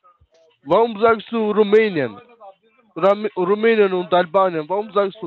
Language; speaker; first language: German; non-native, learner; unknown